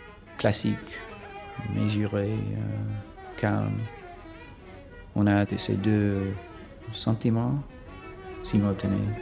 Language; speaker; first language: French; non-native, fluent; English